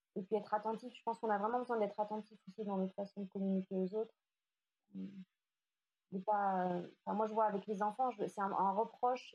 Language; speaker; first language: French; native; French